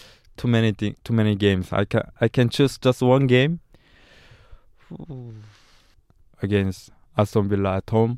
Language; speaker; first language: English; non-native, learner; Korean